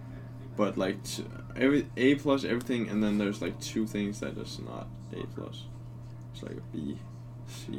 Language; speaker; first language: English; non-native, fluent; Danish